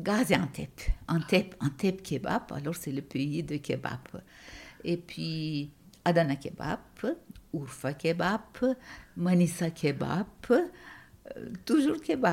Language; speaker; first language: French; non-native, fluent; Turkish